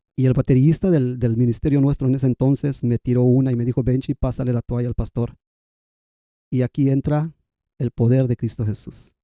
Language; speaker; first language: Spanish; non-native, local second language; Kʼicheʼ